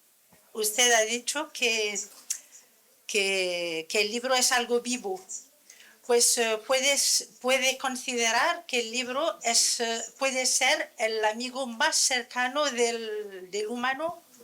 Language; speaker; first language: Spanish; non-native, learner; Arabic